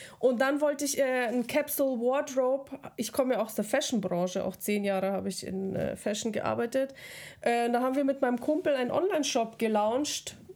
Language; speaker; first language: German; early bilingual, other home language; Russian